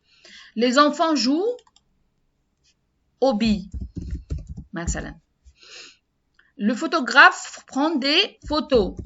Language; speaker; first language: French; non-native, learner; Arabic